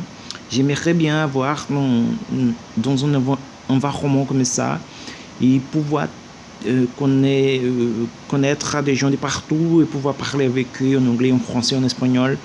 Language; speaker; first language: French; non-native, learner; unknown